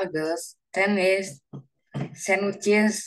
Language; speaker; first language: English; non-native, learner; Vietnamese